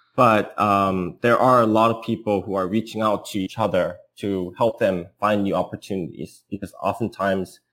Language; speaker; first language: English; non-native, fluent; Korean